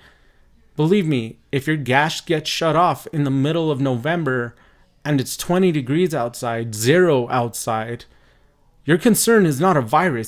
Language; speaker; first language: English; native; English